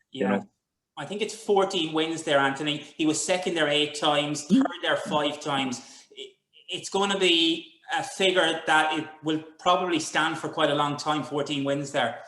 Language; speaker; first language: English; native; English